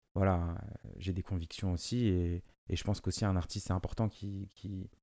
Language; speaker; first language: French; non-native, local second language; Lingala